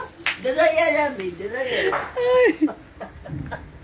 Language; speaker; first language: Dutch; non-native, local second language; Sranan Tongo